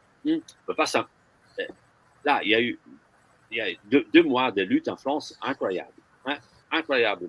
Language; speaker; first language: French; non-native, fluent; Italian